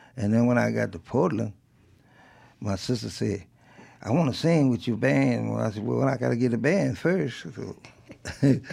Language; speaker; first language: English; early bilingual, other home language; French